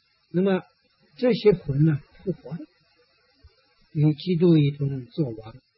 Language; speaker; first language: Chinese; native; Chinese